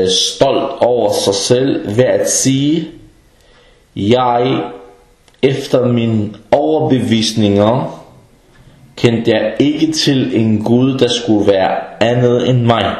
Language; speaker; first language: Danish; early bilingual, other home language; Arabic